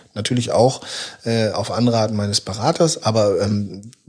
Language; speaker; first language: German; native; German